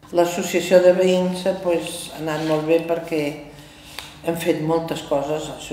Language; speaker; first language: Catalan; native; Catalan